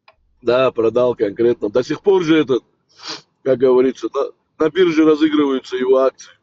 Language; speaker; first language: Russian; native; Russian